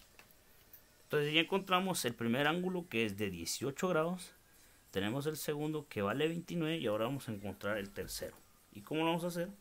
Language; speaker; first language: Spanish; native; Spanish